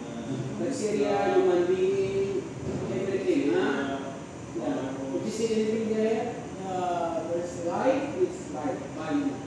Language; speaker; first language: English; non-native, local second language; Filipino